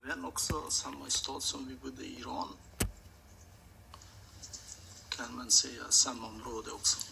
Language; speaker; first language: Swedish; non-native, learner; Persian